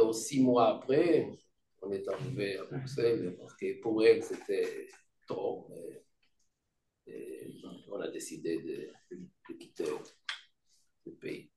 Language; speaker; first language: French; non-native, fluent; Hebrew